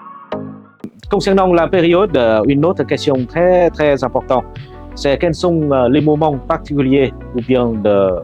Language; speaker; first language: French; non-native, fluent; Vietnamese